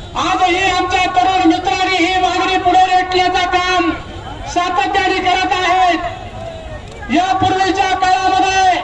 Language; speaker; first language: Marathi; non-native, local second language; Lambadi